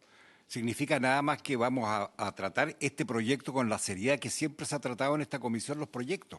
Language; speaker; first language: Spanish; native; Spanish